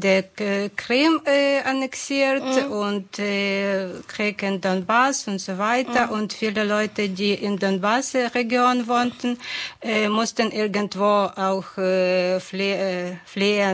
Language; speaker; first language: German; non-native, fluent; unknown